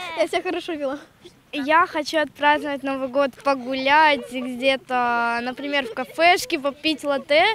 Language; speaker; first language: Russian; native; Russian